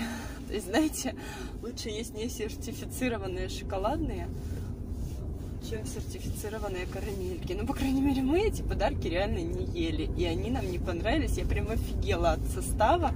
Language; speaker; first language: Russian; native; Russian